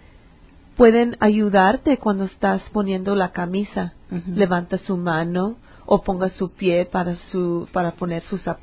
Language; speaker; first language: Spanish; early bilingual, heritage; English